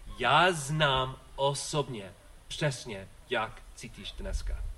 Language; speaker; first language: Czech; non-native, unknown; English